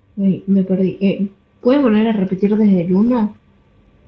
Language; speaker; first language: Spanish; native; Spanish